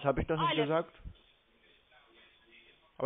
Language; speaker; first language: German; native; German